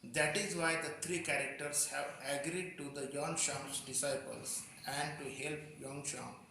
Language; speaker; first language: English; non-native, local second language; Marathi